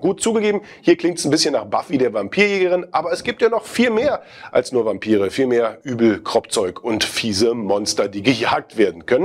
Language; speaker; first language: German; native; German